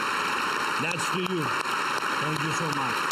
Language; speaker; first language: English; non-native, fluent; Ukrainian